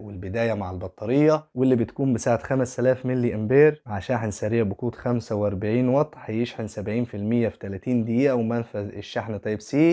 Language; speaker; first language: Arabic; native; Arabic